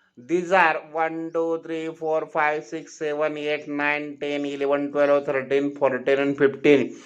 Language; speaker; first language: English; non-native, local second language; Marathi